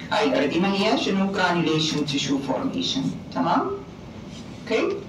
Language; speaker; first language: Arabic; native; Arabic